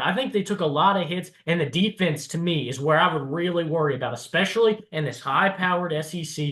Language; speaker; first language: English; native; English